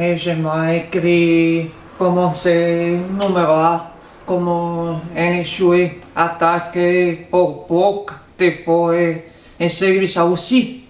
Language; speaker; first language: French; non-native, learner; Bulgarian